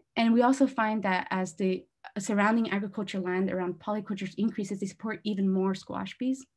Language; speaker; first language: English; native; English